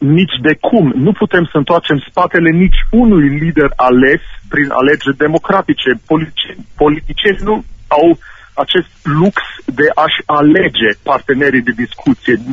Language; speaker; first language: Romanian; non-native, local second language; German